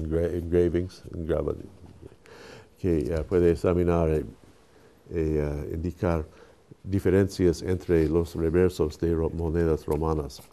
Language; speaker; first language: Spanish; non-native, fluent; English